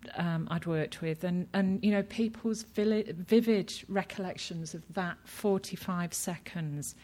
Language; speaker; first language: English; native; English